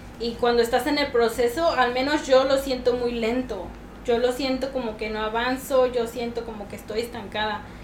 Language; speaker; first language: Spanish; native; Spanish